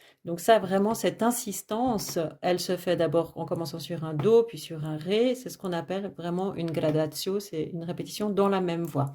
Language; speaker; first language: French; native; French